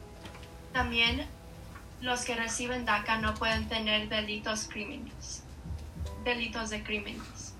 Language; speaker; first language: Spanish; non-native, learner; English